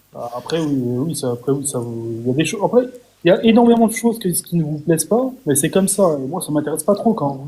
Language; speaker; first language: French; native; French